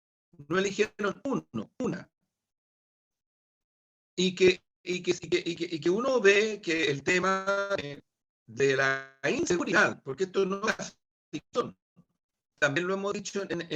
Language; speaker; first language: Spanish; native; Spanish